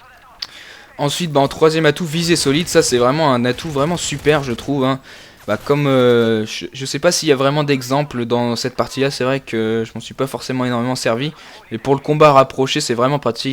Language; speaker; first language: French; native; French